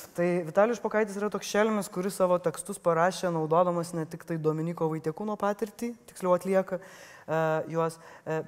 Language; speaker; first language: Lithuanian; native; Lithuanian